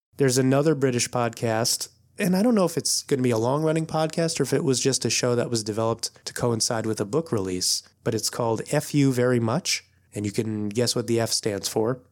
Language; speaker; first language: English; native; English